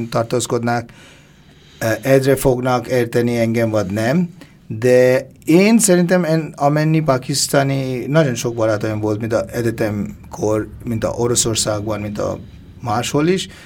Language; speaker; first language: Hungarian; non-native, fluent; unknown